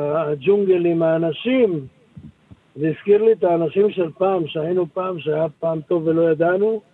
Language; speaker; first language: Hebrew; native; Hebrew